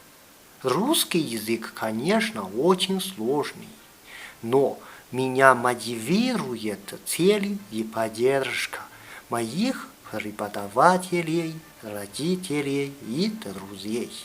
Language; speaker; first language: Russian; non-native, learner; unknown